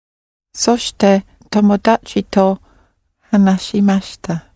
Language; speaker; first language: Japanese; non-native, learner; English